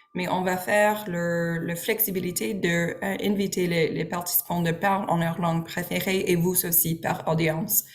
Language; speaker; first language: French; non-native, learner; English